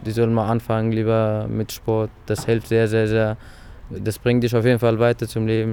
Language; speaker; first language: German; early bilingual, other home language; Persian